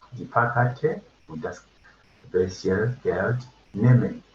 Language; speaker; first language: German; non-native, fluent; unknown